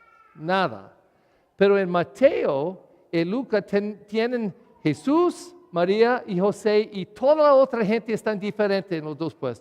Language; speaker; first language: Spanish; non-native, learner; English